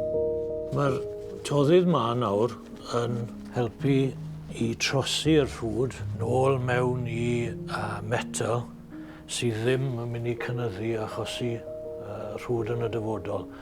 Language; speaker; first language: Welsh; native; Welsh